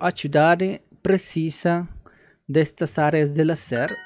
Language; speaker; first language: Portuguese; non-native, learner; Spanish